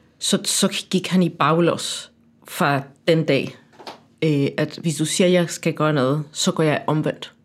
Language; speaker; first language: Danish; non-native, fluent; Spanish